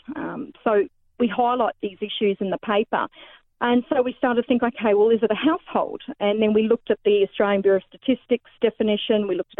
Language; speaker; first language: English; native; English